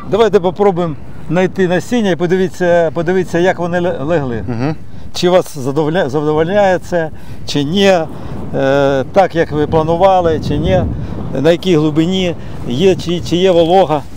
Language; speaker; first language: Ukrainian; native; Ukrainian